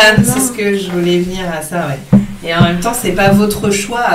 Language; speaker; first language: French; native; French